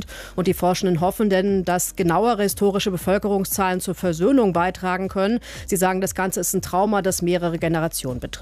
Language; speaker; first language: German; native; German